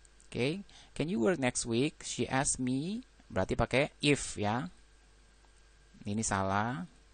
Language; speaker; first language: English; non-native, fluent; Indonesian